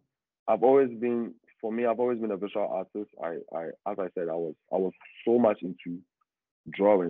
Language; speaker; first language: English; non-native, local second language; Akan